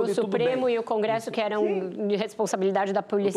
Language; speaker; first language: Portuguese; native; Portuguese